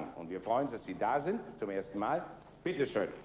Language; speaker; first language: German; native; German